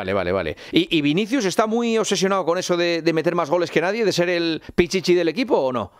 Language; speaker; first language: Spanish; native; Spanish